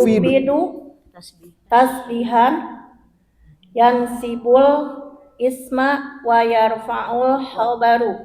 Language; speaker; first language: Arabic; non-native, learner; Indonesian